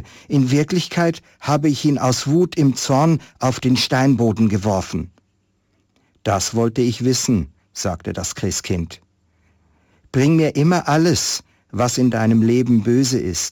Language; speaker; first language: German; native; German